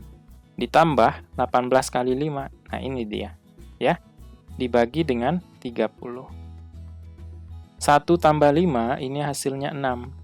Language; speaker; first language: Indonesian; native; Indonesian